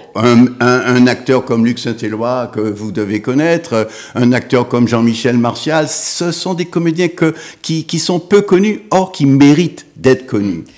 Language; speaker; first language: French; native; French